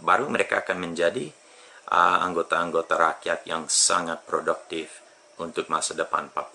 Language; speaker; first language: Indonesian; non-native, fluent; English